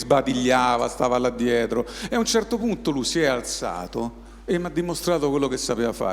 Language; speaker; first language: Italian; native; Italian